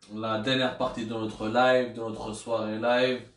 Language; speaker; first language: French; non-native, local second language; Arabic